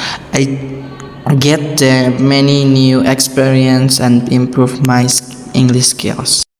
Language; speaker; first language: English; non-native, learner; Indonesian